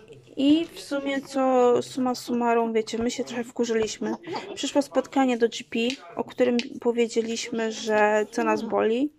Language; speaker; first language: Polish; native; Polish